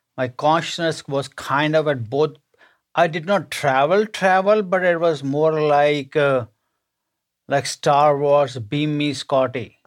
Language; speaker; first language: English; non-native, local second language; Punjabi